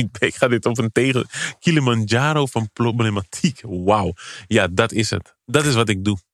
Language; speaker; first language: Dutch; early bilingual, other home language; Kabuverdianu